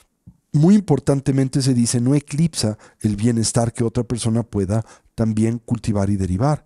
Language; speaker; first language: Spanish; native; Spanish